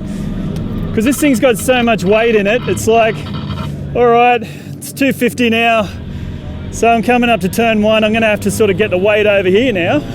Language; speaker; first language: English; native; English